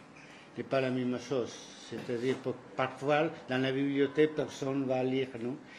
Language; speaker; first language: French; non-native, fluent; Spanish